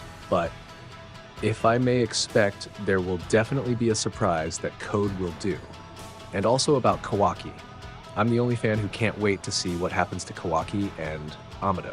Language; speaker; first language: English; non-native, fluent; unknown